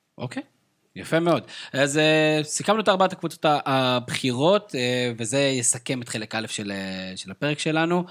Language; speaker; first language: Hebrew; native; Hebrew